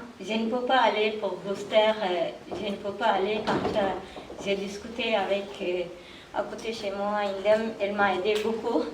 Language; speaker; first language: French; non-native, learner; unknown